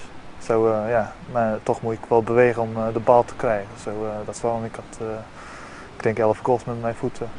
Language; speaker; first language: Dutch; early bilingual, heritage; Dutch